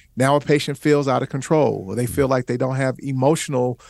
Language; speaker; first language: English; native; English